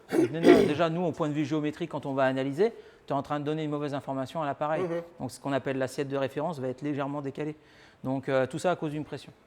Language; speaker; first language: French; native; French